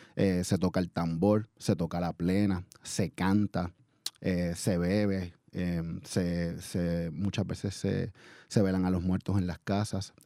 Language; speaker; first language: Spanish; native; Spanish